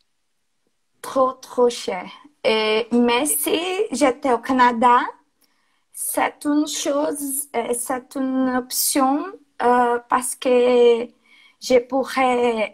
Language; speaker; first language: French; non-native, learner; Portuguese